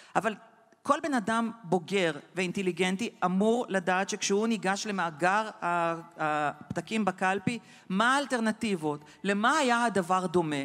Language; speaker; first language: Hebrew; native; Hebrew